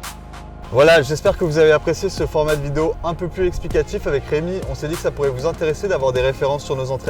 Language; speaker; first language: French; native; French